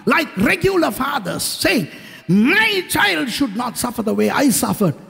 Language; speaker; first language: English; non-native, local second language; Tamil